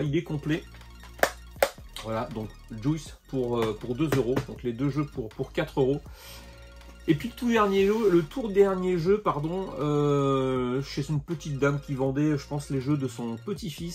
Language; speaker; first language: French; native; French